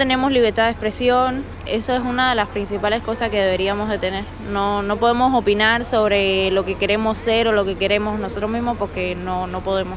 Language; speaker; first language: Spanish; native; Spanish